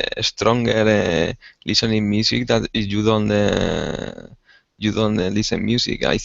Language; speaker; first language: English; non-native, learner; Spanish